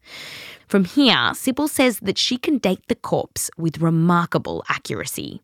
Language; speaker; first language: English; native; English